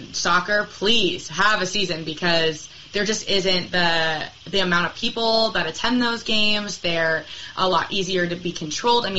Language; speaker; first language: English; native; English